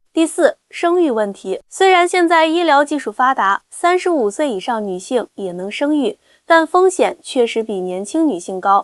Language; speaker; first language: Chinese; native; Chinese